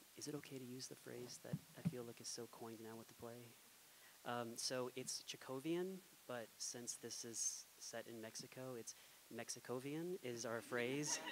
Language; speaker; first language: English; native; English